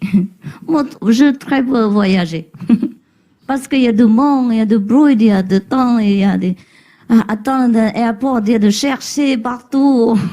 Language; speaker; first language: French; non-native, learner; Chinese